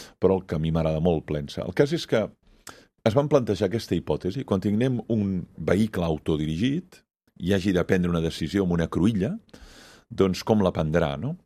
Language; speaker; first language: Catalan; native; Catalan